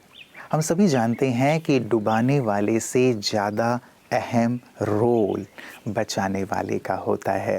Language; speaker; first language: Hindi; native; Hindi